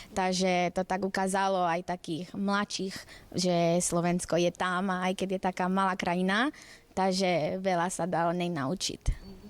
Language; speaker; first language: Slovak; early bilingual, heritage; Slovak